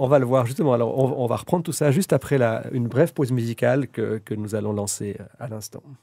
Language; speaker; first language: French; native; French